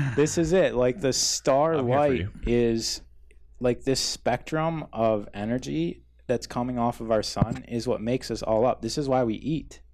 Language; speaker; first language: English; native; English